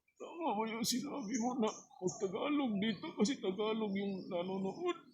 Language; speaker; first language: Filipino; non-native, local second language; Cebuano